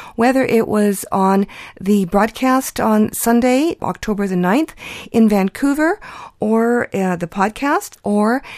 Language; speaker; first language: English; early bilingual, other home language; Ukrainian